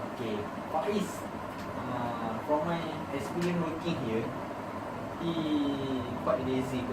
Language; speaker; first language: English; non-native, learner; Malay